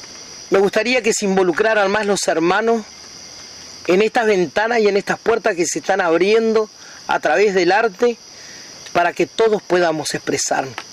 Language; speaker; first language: Spanish; native; Spanish